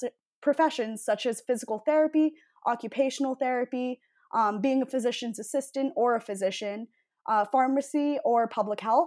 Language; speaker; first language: English; native; English